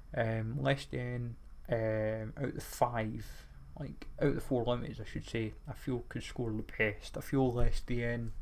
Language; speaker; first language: English; native; English